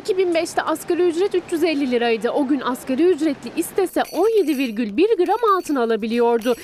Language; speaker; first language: Turkish; native; Turkish